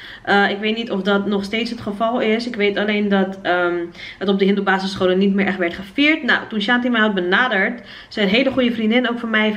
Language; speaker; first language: Dutch; native; Dutch